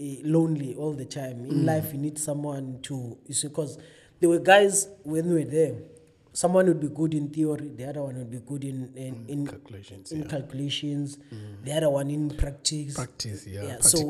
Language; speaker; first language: English; non-native, local second language; Zulu